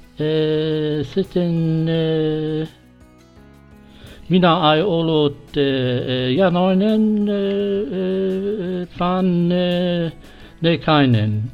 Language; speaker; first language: Finnish; non-native, learner; German